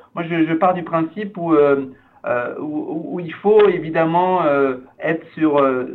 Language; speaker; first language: French; native; French